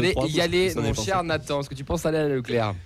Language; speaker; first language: French; native; French